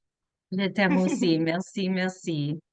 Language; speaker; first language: French; non-native, local second language; English